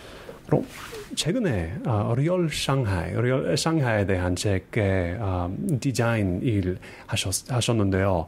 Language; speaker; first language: Korean; non-native, fluent; English